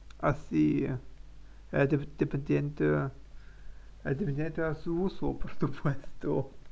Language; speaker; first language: Spanish; non-native, learner; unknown